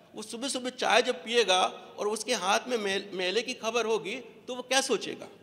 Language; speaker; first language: Hindi; native; Hindi